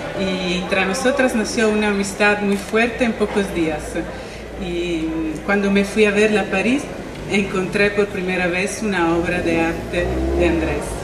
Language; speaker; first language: Spanish; non-native, fluent; Italian